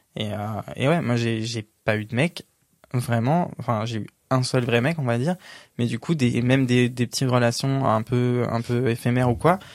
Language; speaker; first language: French; native; French